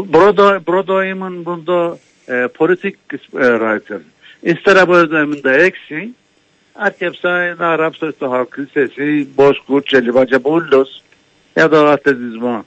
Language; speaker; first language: Greek; non-native, local second language; Turkish